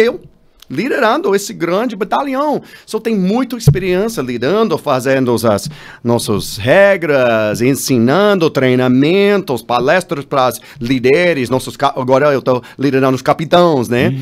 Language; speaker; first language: Portuguese; non-native, learner; English